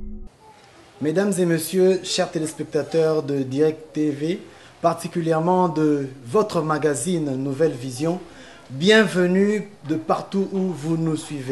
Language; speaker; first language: French; non-native, local second language; Lingala